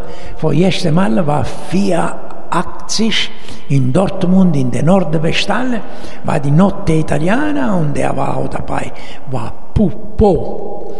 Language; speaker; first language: German; non-native, learner; Italian